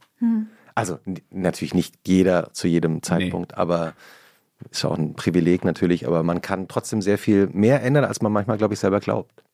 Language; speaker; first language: German; native; German